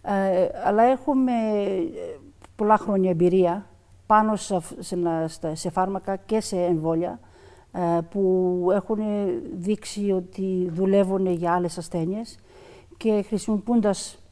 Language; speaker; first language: Greek; early bilingual, other home language; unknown